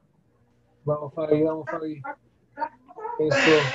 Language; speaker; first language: Spanish; native; Spanish